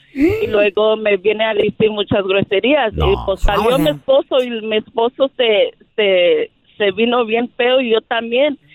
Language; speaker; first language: Spanish; early bilingual, heritage; Spanish